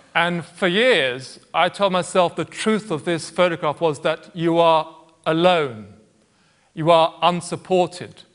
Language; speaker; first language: English; native; English